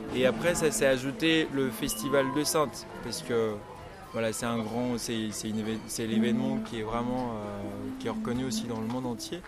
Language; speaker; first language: French; non-native, local second language; Ewe